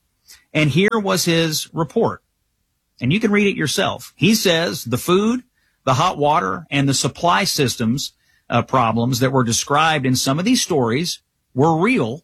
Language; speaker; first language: English; native; English